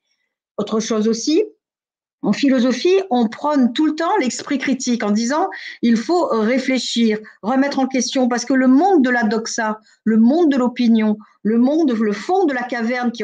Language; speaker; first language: French; native; French